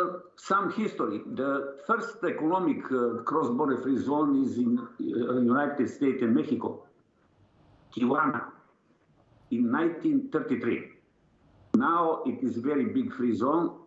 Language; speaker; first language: English; non-native, learner; Serbian